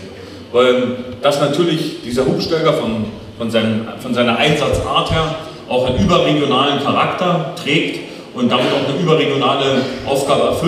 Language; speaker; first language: German; native; German